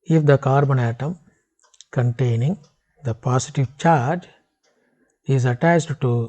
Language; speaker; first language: English; non-native, local second language; Tamil